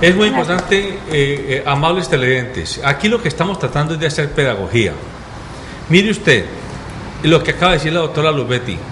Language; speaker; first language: Spanish; native; Spanish